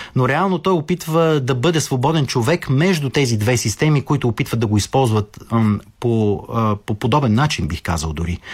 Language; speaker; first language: Bulgarian; native; Bulgarian